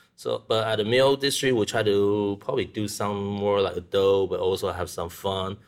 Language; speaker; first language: English; non-native, learner; Chinese